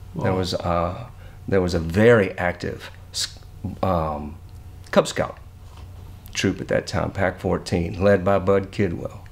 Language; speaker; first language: English; native; English